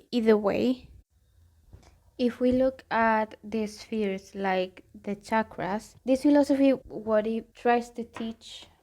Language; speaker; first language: English; non-native, fluent; Spanish